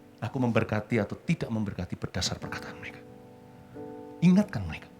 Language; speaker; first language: Indonesian; native; Indonesian